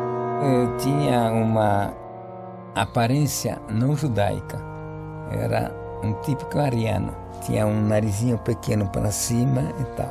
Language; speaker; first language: Portuguese; non-native, fluent; Polish